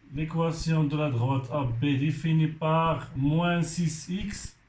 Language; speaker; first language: French; non-native, local second language; Arabic